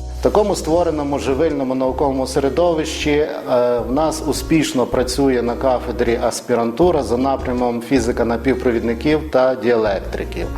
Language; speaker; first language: Ukrainian; native; Ukrainian